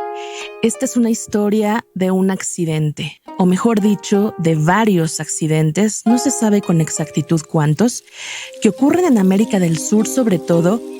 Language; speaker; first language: Spanish; native; Spanish